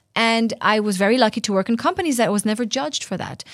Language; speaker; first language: English; non-native, fluent; Hebrew